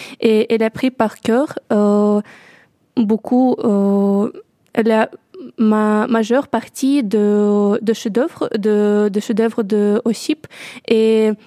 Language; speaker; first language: French; non-native, learner; Russian